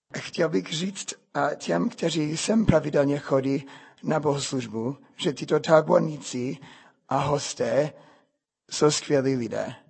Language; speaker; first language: Czech; non-native, fluent; English